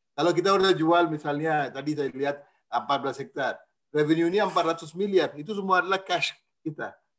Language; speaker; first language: Indonesian; non-native, fluent; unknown